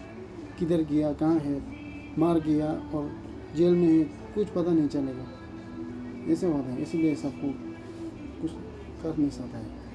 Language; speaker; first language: Hindi; non-native, learner; Tibetan